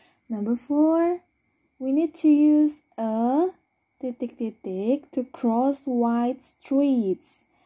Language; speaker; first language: English; non-native, fluent; Indonesian